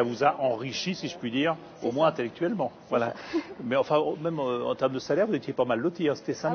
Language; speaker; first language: French; native; French